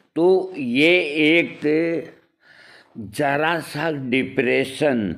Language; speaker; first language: Hindi; native; Hindi